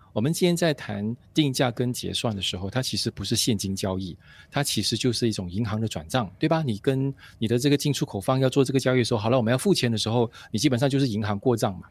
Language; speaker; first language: Chinese; native; Chinese